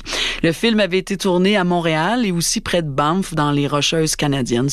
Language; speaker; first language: French; native; French